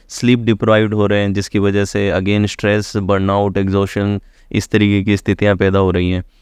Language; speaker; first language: Hindi; native; Hindi